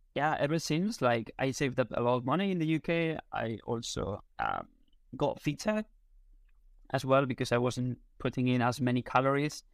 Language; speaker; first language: English; non-native, fluent; Spanish